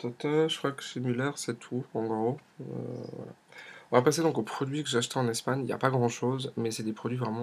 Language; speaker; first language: French; native; French